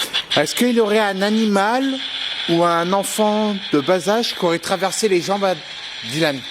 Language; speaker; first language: French; native; French